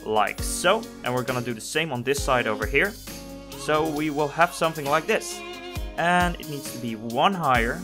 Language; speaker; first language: English; non-native, fluent; Dutch